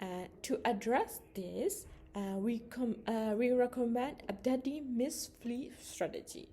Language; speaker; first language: English; non-native, learner; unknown